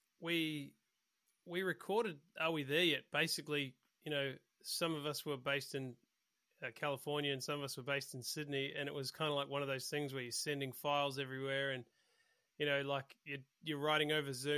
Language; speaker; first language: English; native; English